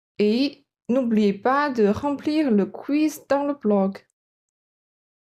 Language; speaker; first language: French; non-native, fluent; Chinese